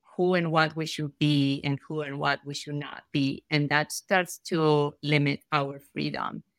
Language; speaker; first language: English; non-native, fluent; Spanish